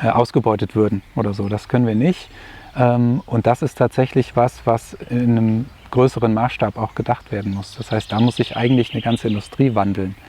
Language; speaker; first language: German; native; German